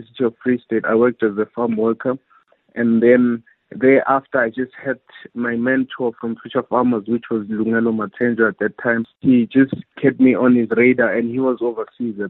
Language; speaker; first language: English; non-native, local second language; Zulu